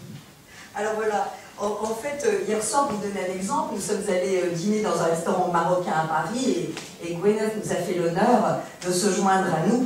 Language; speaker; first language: French; native; French